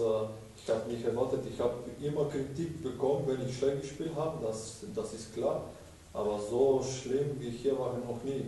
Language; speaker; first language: German; non-native, fluent; Bulgarian